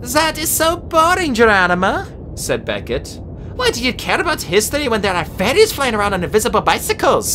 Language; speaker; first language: English; native; English